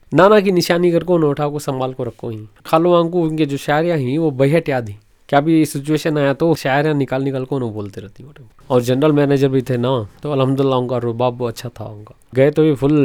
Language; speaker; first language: Hindi; non-native, local second language; Urdu